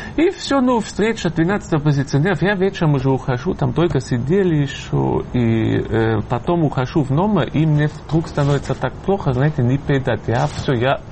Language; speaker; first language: Russian; non-native, fluent; German